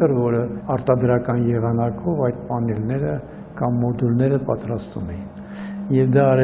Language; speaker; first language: Armenian; native; Armenian